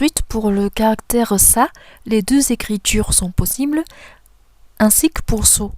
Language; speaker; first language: French; non-native, fluent; Japanese